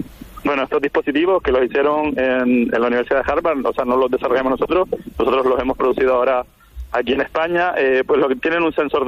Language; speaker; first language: Spanish; non-native, local second language; Catalan